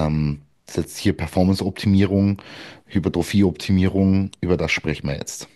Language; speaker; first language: German; native; German